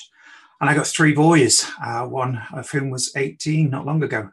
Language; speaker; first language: English; native; English